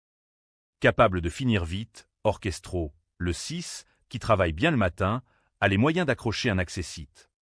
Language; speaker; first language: French; native; French